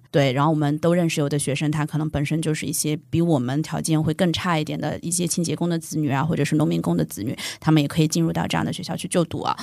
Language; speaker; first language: Chinese; native; Chinese